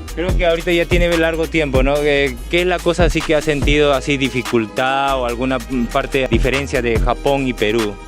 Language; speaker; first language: Spanish; native; Spanish